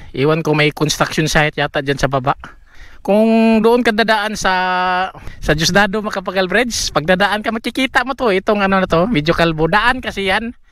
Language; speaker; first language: Filipino; non-native, local second language; Cebuano